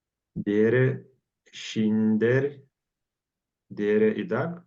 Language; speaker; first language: Norwegian; non-native, learner; Lithuanian